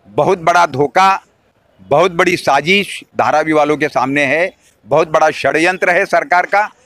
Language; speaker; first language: Hindi; non-native, local second language; Marathi